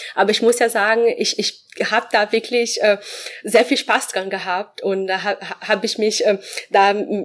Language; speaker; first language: German; non-native, fluent; Portuguese